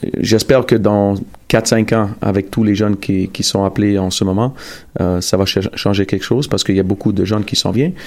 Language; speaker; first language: French; early bilingual, other home language; Italian